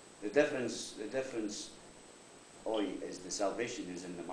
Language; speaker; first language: English; non-native, learner; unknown